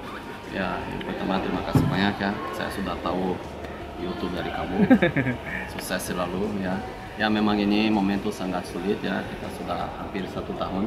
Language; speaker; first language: Indonesian; non-native, fluent; Portuguese